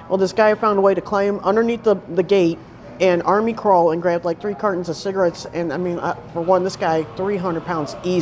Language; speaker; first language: English; native; English